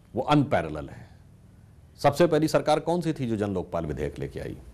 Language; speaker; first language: Hindi; native; Hindi